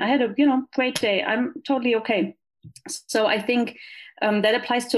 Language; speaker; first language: English; non-native, fluent; German